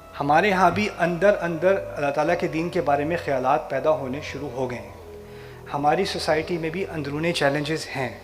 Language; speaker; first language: Urdu; early bilingual, heritage; Urdu